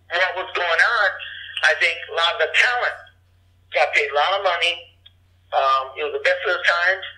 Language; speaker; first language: English; early bilingual, other home language; Japanese